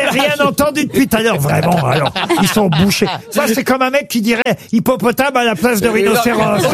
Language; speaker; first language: French; native; French